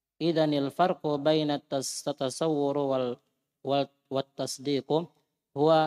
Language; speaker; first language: Arabic; non-native, fluent; Indonesian